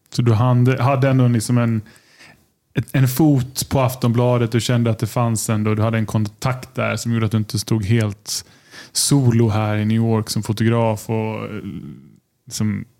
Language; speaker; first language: Swedish; native; Swedish